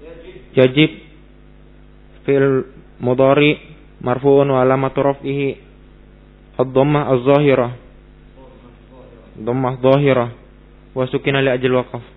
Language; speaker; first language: Arabic; non-native, learner; Indonesian